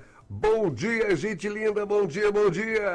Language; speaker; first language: Portuguese; native; Portuguese